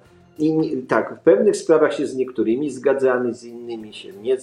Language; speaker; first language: Polish; native; Polish